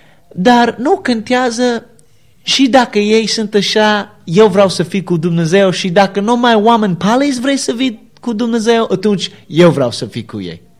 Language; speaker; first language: Romanian; non-native, learner; English